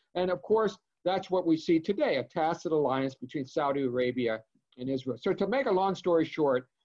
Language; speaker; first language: English; native; English